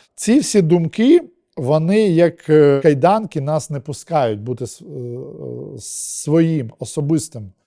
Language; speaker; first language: Ukrainian; non-native, local second language; Russian